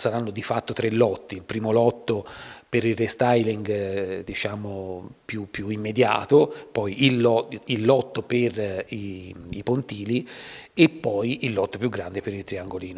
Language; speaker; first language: Italian; native; Italian